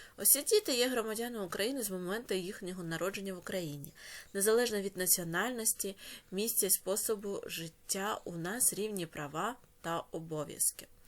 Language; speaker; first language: Ukrainian; native; Ukrainian